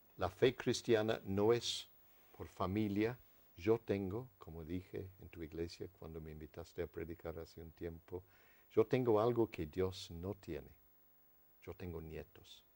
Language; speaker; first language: Spanish; non-native, fluent; English